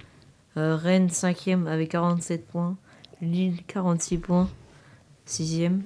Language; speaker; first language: French; native; French